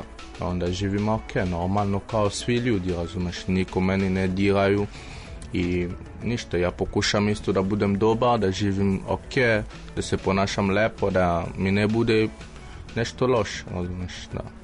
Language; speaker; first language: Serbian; non-native, learner; French